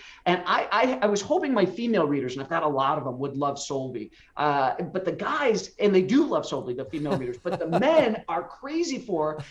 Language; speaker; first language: English; native; English